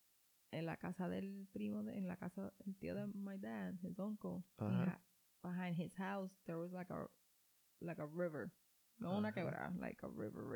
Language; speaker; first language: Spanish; early bilingual, heritage; Spanish